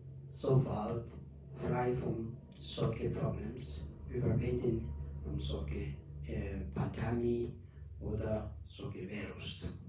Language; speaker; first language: German; non-native, learner; Tibetan